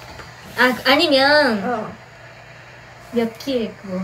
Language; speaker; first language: Korean; non-native, fluent; Japanese